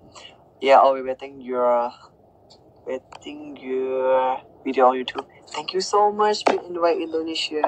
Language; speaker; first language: English; non-native, learner; Thai